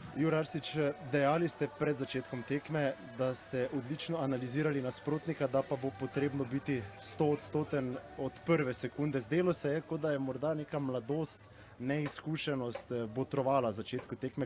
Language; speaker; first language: Slovenian; native; Slovenian